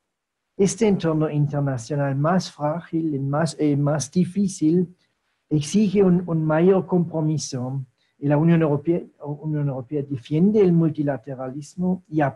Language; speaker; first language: Spanish; non-native, fluent; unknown